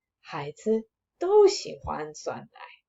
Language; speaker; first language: Chinese; non-native, fluent; English